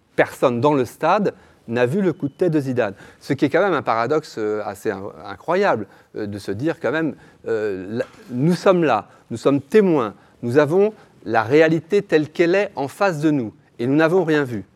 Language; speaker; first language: French; native; French